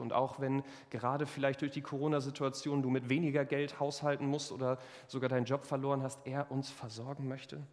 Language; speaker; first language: German; native; German